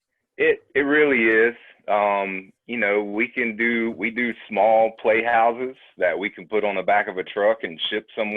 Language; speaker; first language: English; native; English